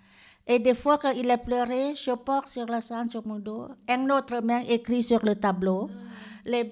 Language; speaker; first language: French; non-native, learner; Lao